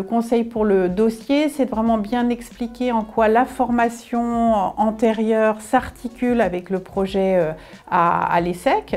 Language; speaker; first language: French; native; French